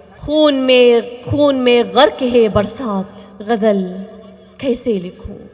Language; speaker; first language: Urdu; non-native, fluent; Arabic